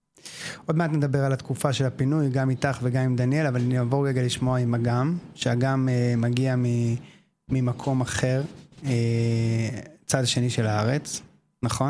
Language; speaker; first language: Hebrew; native; Hebrew